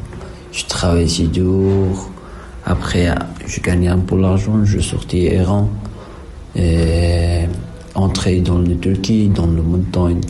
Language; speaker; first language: French; non-native, learner; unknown